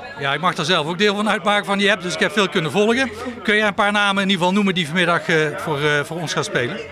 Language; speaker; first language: Dutch; native; Dutch